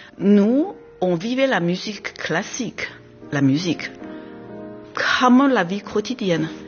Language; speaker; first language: French; non-native, fluent; Chinese